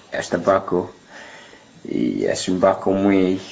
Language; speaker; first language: Spanish; non-native, learner; English